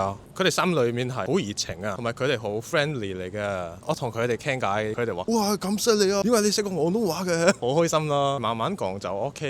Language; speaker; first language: Cantonese; non-native, fluent; Korean